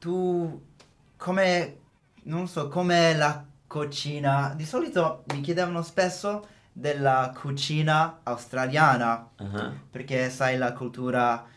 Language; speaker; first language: Italian; non-native, fluent; English